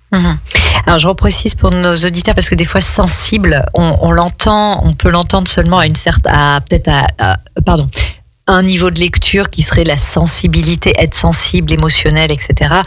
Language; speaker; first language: French; native; French